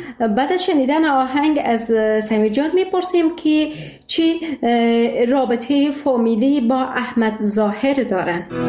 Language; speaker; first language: Persian; native; Persian